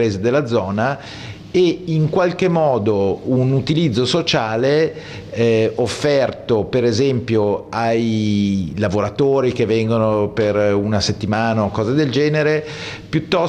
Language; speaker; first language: Italian; native; Italian